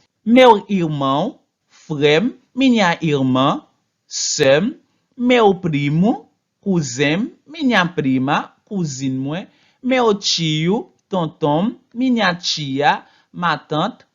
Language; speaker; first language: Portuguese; non-native, fluent; Haitian Creole